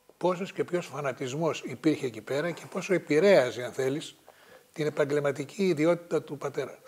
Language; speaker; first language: Greek; native; Greek